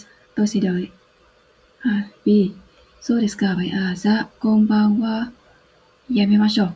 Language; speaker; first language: Japanese; non-native, learner; Vietnamese